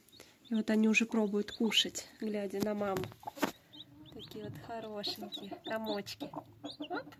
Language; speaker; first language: Russian; native; Russian